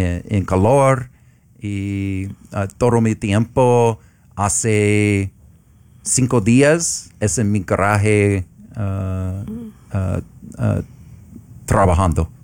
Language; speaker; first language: Spanish; non-native, learner; English